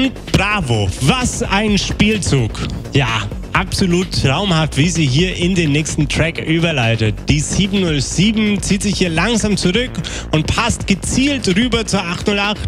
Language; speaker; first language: German; native; German